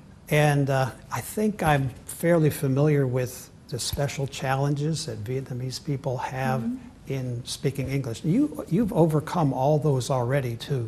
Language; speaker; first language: English; native; English